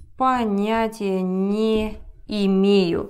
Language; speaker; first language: Russian; non-native, learner; English